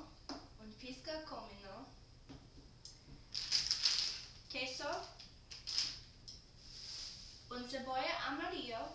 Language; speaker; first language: Spanish; non-native, learner; English